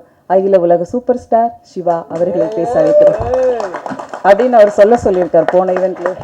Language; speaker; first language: Tamil; native; Tamil